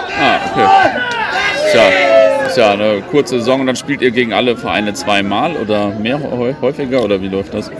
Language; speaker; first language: German; native; German